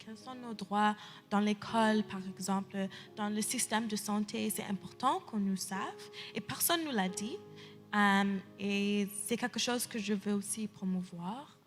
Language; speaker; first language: French; early bilingual, heritage; English